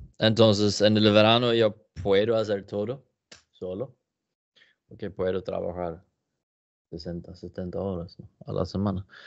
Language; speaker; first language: Spanish; non-native, learner; Swedish